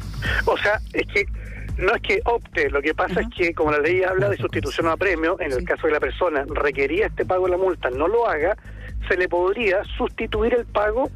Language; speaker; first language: Spanish; native; Spanish